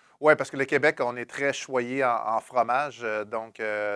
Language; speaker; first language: French; native; French